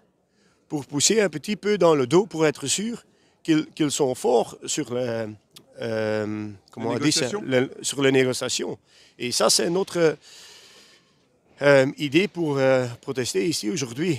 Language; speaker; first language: French; non-native, local second language; Dutch